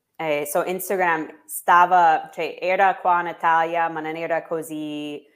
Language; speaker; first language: Italian; non-native, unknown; English